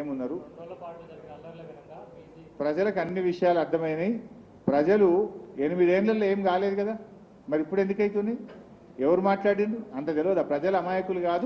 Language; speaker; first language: Telugu; native; Telugu